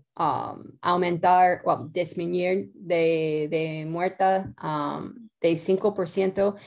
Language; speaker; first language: Spanish; non-native, learner; English